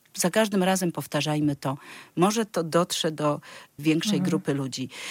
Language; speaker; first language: Polish; native; Polish